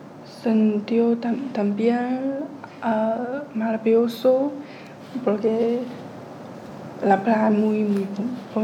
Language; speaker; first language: Spanish; non-native, learner; Chinese